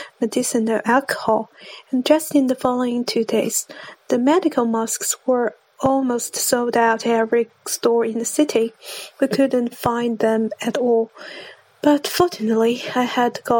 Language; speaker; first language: English; non-native, fluent; Chinese